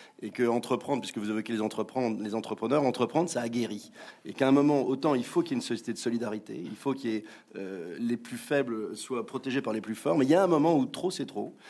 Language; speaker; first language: French; native; French